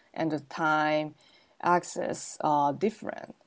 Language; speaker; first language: English; non-native, learner; Japanese